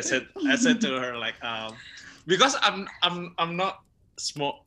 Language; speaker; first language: English; non-native, learner; Indonesian